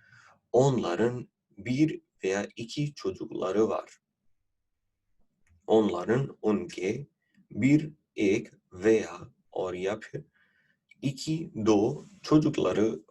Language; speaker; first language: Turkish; non-native, fluent; Urdu